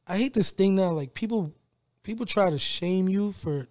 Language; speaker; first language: English; native; English